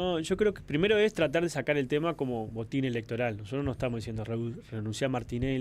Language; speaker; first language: Spanish; native; Spanish